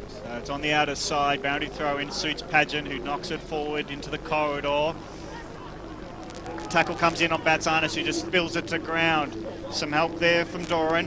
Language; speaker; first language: English; native; English